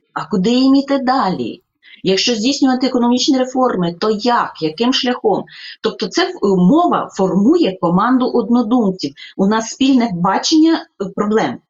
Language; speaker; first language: Ukrainian; native; Ukrainian